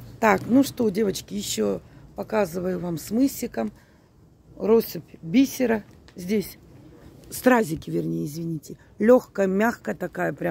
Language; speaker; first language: Russian; native; Russian